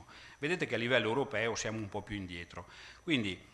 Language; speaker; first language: Italian; native; Italian